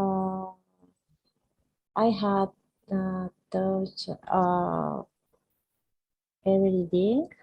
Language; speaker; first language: English; non-native, learner; Spanish